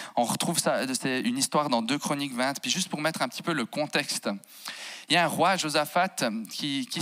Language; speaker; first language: French; native; French